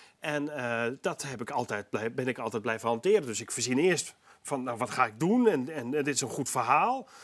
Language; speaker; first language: Dutch; native; Dutch